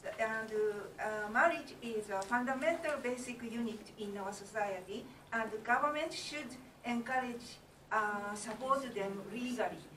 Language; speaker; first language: English; non-native, learner; Japanese